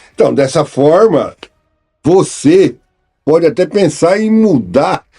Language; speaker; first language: Portuguese; native; Portuguese